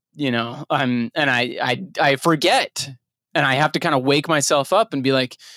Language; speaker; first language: English; native; English